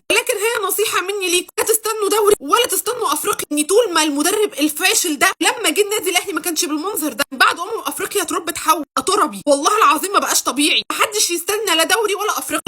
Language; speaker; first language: Arabic; native; Arabic